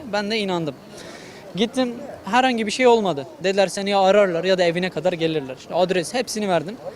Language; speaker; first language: Turkish; non-native, local second language; Kurdish